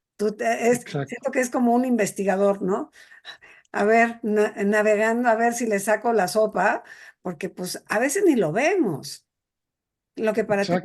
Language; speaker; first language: Spanish; native; Spanish